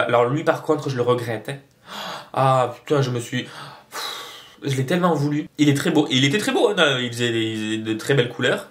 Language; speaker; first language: French; native; French